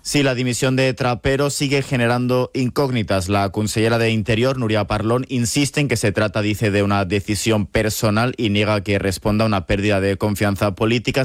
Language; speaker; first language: Spanish; native; Spanish